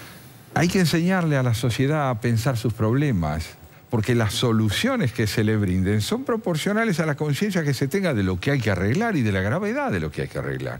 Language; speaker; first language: Spanish; native; Spanish